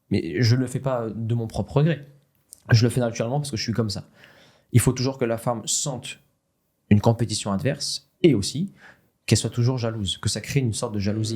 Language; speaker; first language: French; native; French